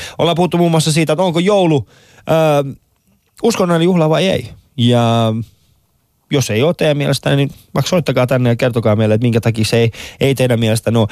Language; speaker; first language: Finnish; non-native, fluent; Persian